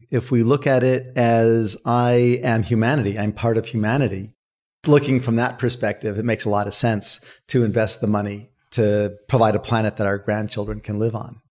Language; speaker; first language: English; native; English